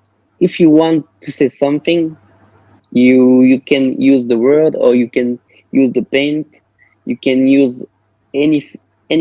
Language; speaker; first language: English; non-native, learner; French